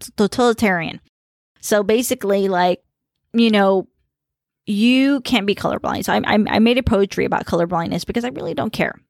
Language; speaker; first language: English; early bilingual, other home language; Khmer